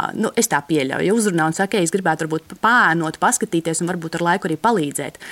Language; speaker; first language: Latvian; native; Latvian